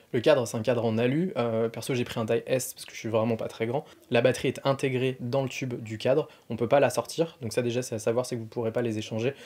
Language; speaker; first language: French; native; French